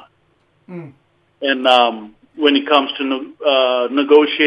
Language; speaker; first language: English; native; English